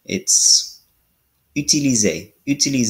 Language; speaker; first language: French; non-native, learner; English